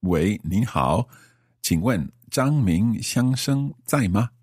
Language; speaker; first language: Chinese; non-native, learner; English